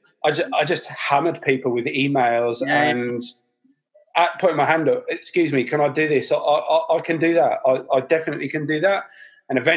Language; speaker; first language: English; native; English